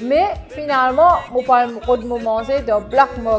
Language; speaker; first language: French; non-native, local second language; Morisyen